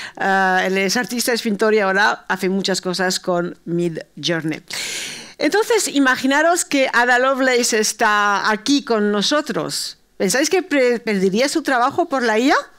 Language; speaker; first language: Spanish; early bilingual, heritage; Spanish